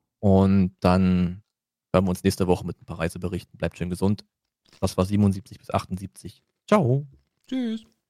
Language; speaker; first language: German; native; German